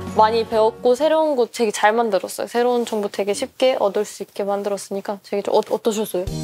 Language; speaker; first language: Korean; non-native, fluent; German